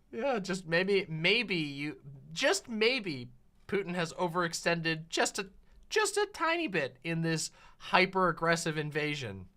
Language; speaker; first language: English; native; English